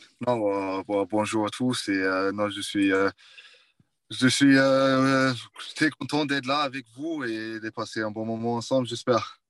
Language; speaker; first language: French; non-native, fluent; English